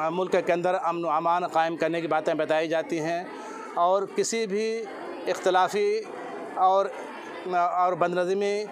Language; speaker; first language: Urdu; native; Urdu